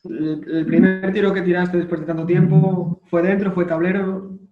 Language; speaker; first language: Spanish; native; Spanish